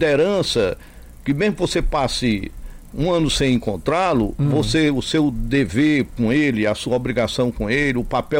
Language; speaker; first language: Portuguese; native; Portuguese